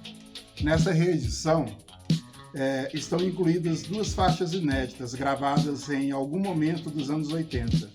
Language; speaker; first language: Portuguese; native; Portuguese